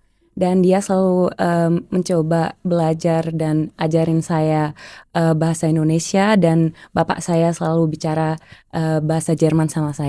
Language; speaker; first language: Indonesian; early bilingual, heritage; German